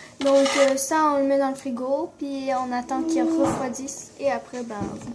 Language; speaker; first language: French; native; French